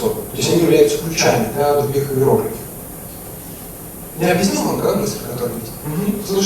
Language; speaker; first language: Russian; native; Russian